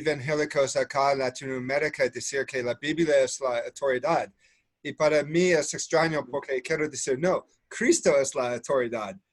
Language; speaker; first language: Spanish; non-native, fluent; English